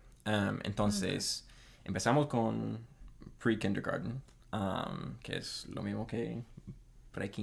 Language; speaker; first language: Spanish; non-native, fluent; English